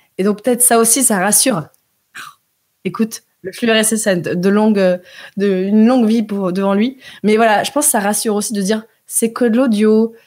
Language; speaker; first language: French; early bilingual, heritage; French